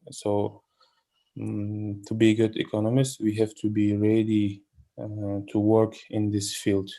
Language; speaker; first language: English; non-native, learner; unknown